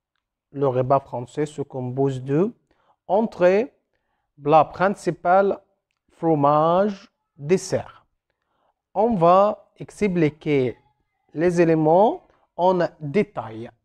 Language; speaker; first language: French; non-native, fluent; Arabic